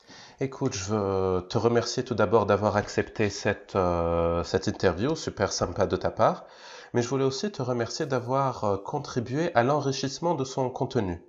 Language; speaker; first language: French; native; French